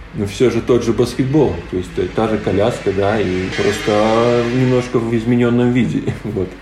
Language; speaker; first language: Russian; non-native, local second language; Polish